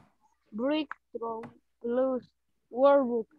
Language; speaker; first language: English; non-native, learner; Spanish